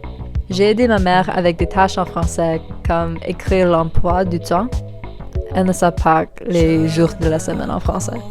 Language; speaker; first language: French; non-native, learner; English